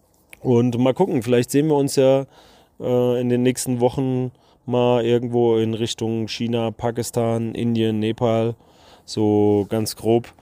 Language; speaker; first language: German; native; German